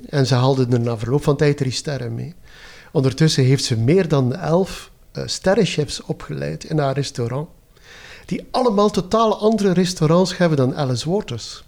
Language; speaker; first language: Dutch; native; Dutch